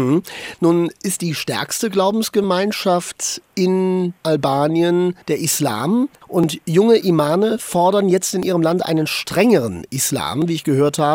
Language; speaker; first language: German; native; German